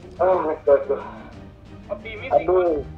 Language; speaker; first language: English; non-native, learner; Indonesian